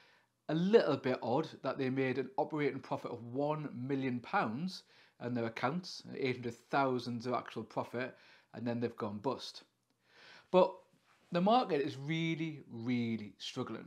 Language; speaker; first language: English; native; English